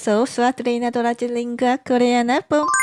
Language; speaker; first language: Portuguese; non-native, learner; Korean